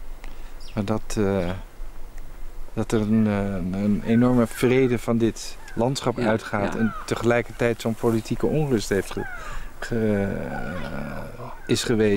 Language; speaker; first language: Dutch; native; Dutch